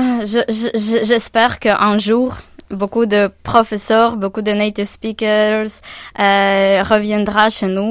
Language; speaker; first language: French; non-native, learner; Ukrainian